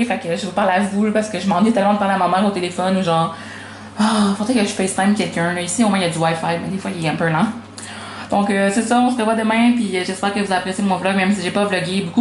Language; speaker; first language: French; native; French